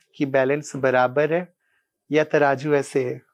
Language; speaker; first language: Hindi; non-native, local second language; Punjabi